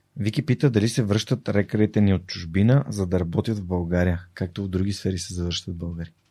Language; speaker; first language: Bulgarian; native; Bulgarian